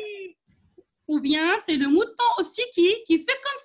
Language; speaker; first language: French; non-native, local second language; Arabic